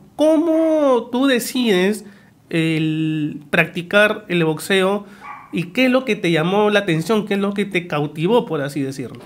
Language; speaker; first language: Spanish; native; Spanish